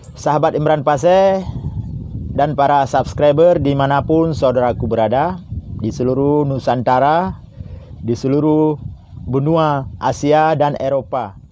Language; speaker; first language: Indonesian; non-native, local second language; Achinese